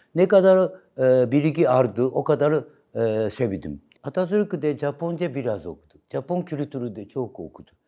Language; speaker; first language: Turkish; non-native, fluent; Japanese